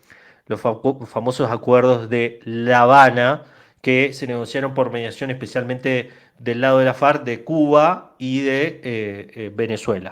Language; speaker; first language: Spanish; native; Spanish